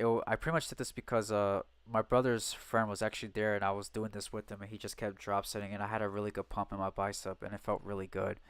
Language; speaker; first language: English; native; English